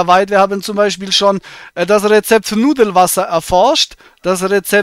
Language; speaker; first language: German; native; German